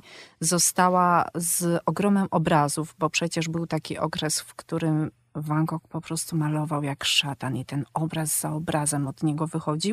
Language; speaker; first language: Polish; native; Polish